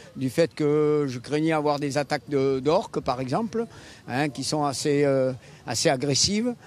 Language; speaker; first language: French; native; French